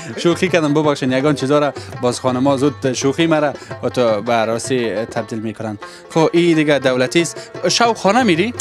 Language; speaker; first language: Persian; native; Persian